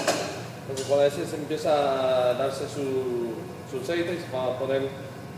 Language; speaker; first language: Spanish; early bilingual, heritage; Spanish